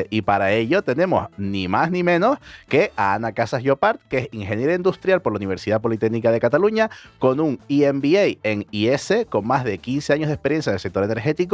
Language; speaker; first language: Spanish; native; Spanish